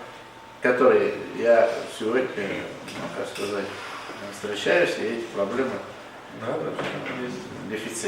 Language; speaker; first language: Russian; non-native, local second language; Tatar